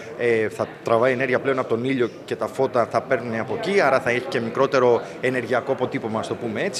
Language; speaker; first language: Greek; native; Greek